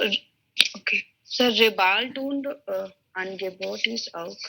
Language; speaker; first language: German; non-native, learner; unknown